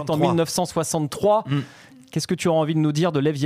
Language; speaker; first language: French; native; French